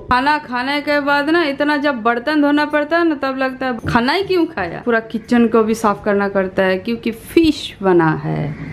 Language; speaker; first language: Hindi; non-native, local second language; Bangla